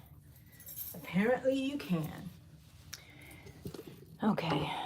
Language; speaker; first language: English; native; English